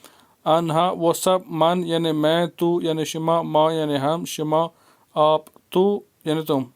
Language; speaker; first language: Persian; non-native, fluent; Urdu